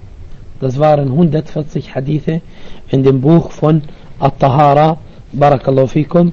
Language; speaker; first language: German; non-native, learner; Arabic